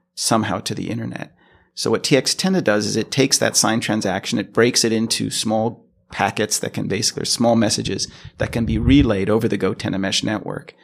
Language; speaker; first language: English; native; English